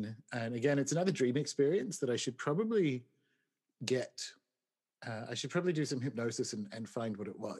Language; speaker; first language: English; native; English